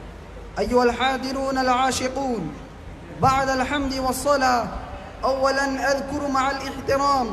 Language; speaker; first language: Arabic; non-native, learner; Bangla